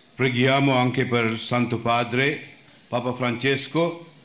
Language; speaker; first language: Italian; non-native, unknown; Sinhala